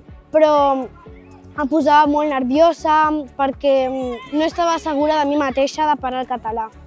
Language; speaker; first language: Catalan; early bilingual, other home language; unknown